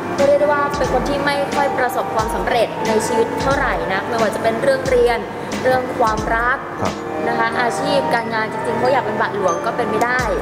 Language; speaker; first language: Thai; native; Thai